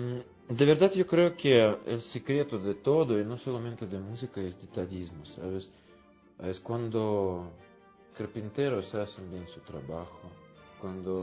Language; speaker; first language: Spanish; non-native, fluent; Russian